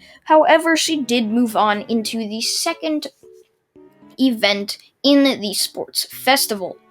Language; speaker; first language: English; native; English